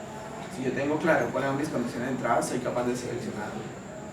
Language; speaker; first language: Spanish; native; Spanish